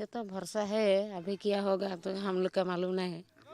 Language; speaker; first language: Hindi; non-native, local second language; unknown